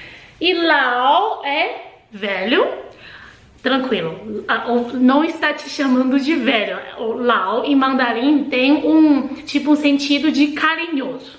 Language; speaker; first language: Portuguese; non-native, fluent; Chinese